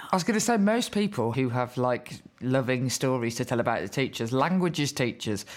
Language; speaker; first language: English; native; English